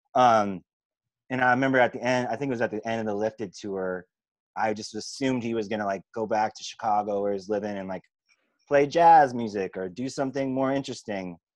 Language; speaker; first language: English; native; English